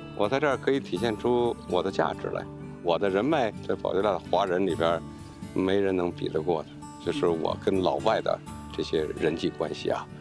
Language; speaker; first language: Chinese; native; Chinese